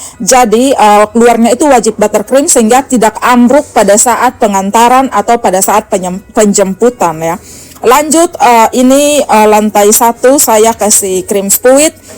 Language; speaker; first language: Indonesian; native; Indonesian